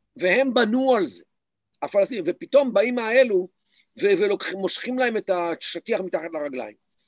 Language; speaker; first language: Hebrew; native; Hebrew